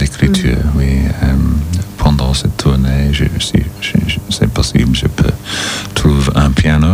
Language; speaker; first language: French; non-native, learner; English